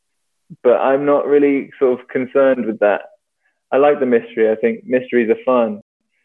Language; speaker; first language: English; native; English